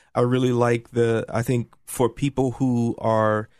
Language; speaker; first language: English; native; English